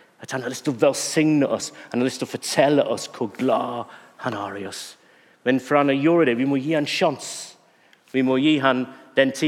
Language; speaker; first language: Norwegian; non-native, fluent; English